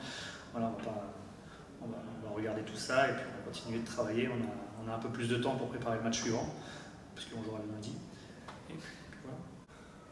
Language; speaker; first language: French; native; French